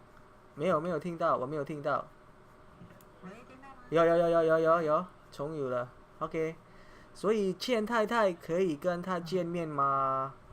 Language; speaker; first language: Chinese; non-native, fluent; Indonesian